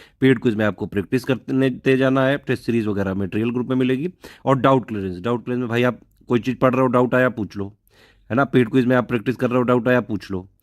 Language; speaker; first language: Hindi; native; Hindi